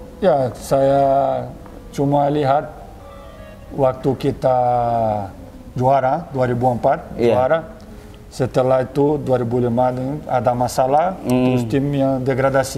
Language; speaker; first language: Indonesian; non-native, fluent; Portuguese